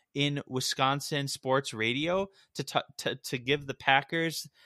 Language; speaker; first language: English; native; English